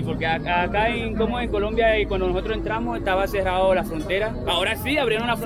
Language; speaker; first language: Spanish; native; Spanish